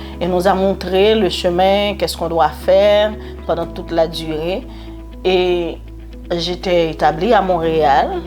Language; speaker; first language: French; non-native, local second language; Haitian Creole